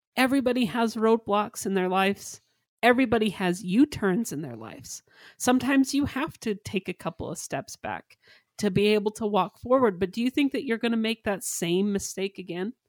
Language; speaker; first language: English; native; English